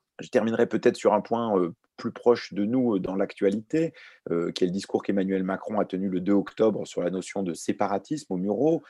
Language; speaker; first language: French; early bilingual, other home language; Arabic